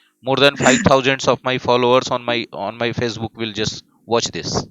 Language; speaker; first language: English; non-native, fluent; Hindi